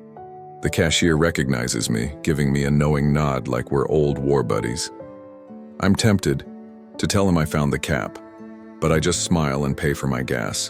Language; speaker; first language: English; native; English